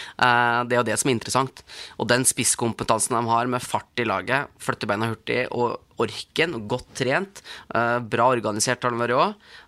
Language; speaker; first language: Norwegian; native; Norwegian